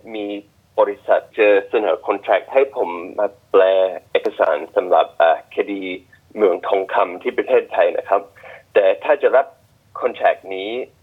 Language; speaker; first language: Thai; non-native, fluent; English